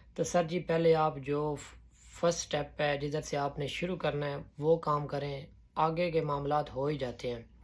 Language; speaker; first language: Urdu; non-native, local second language; Punjabi